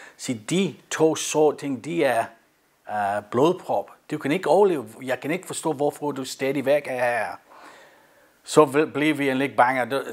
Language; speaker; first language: Danish; non-native, fluent; English